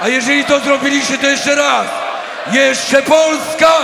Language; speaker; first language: Polish; native; Polish